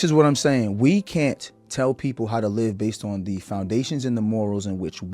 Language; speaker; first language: English; native; English